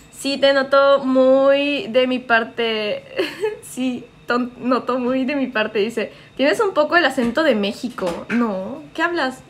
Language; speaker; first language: Spanish; early bilingual, heritage; Spanish